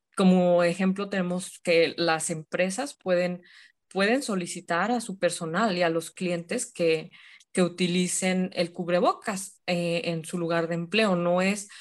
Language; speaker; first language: Spanish; native; Spanish